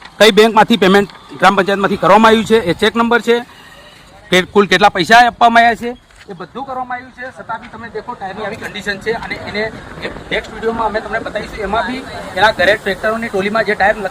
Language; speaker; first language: Gujarati; native; Gujarati